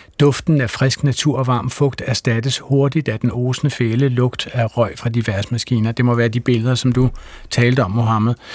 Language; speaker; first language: Danish; native; Danish